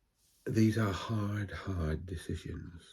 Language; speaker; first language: English; native; English